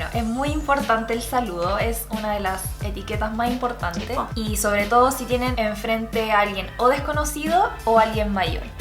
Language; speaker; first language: Spanish; early bilingual, other home language; Korean